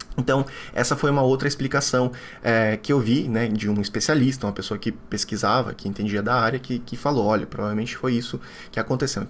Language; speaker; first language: Portuguese; non-native, fluent; Russian